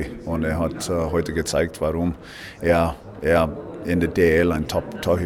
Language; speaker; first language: German; non-native, fluent; English